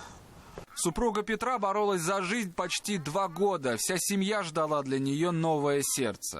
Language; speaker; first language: Russian; native; Russian